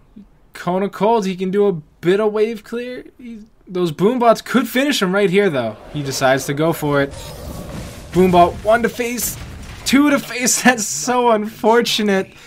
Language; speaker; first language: English; native; English